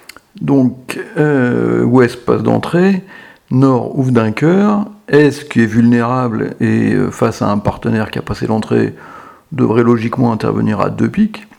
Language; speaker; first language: French; native; French